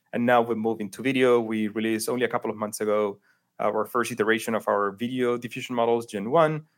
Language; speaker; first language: English; non-native, fluent; Spanish